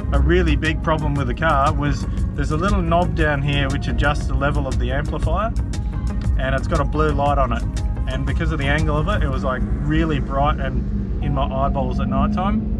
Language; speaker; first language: English; native; English